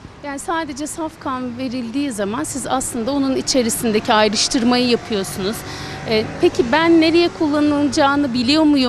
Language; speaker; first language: Turkish; native; Turkish